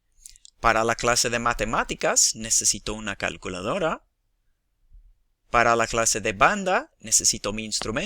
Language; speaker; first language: Spanish; non-native, fluent; English